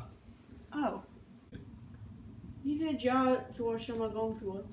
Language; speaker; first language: Chinese; non-native, learner; English